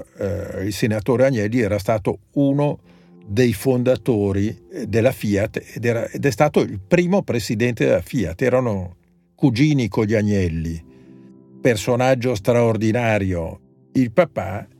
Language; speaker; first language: Italian; native; Italian